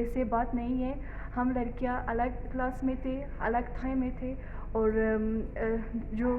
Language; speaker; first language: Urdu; non-native, learner; Persian